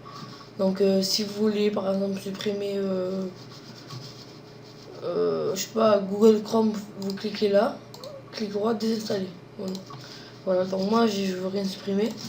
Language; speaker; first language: French; native; French